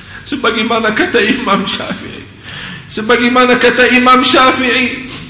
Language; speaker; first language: Indonesian; non-native, fluent; Arabic